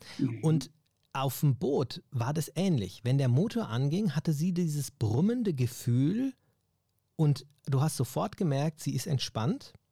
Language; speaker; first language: German; native; German